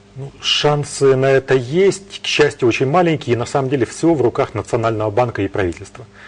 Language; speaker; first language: Russian; native; Russian